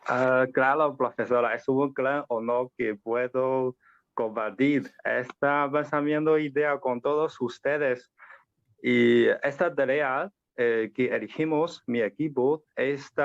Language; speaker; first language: Spanish; non-native, learner; Chinese